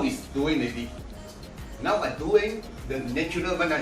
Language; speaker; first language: English; non-native, local second language; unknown